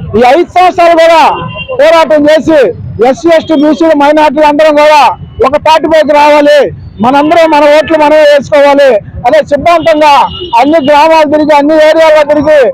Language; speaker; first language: Telugu; native; Telugu